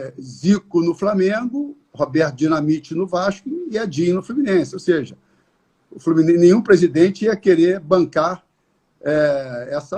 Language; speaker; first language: Portuguese; native; Portuguese